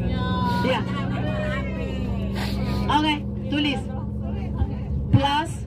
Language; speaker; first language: Indonesian; non-native, fluent; Turkish